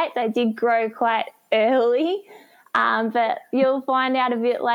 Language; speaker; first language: English; native; English